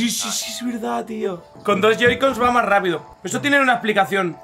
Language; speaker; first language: Spanish; native; Spanish